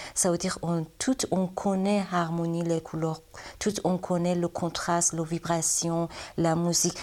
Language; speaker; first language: French; non-native, learner; Persian